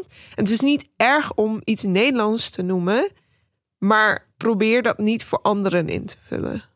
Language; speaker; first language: Dutch; early bilingual, other home language; Persian